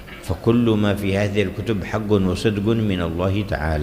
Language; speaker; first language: Arabic; native; Arabic